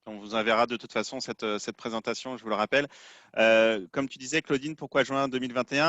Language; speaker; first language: French; native; French